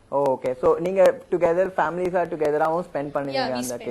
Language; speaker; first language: Tamil; native; Tamil